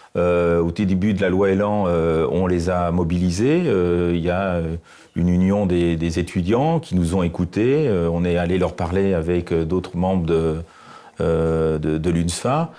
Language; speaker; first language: French; native; French